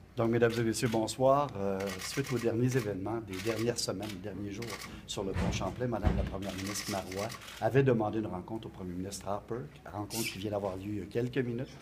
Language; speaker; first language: French; native; French